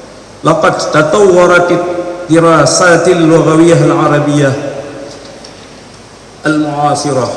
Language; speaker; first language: Arabic; non-native, fluent; Indonesian